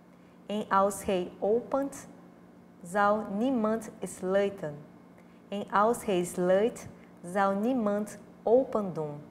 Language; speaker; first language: Dutch; non-native, fluent; Portuguese